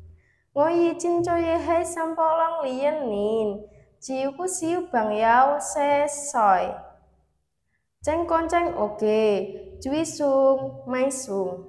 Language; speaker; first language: Cantonese; non-native, learner; Indonesian